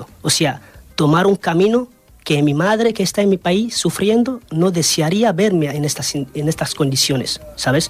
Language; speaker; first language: Spanish; non-native, fluent; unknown